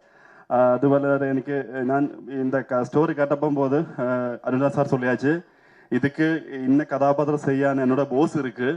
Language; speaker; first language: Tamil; non-native, learner; Malayalam